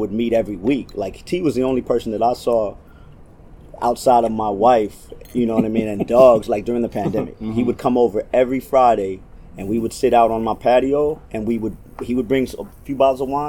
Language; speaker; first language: English; native; English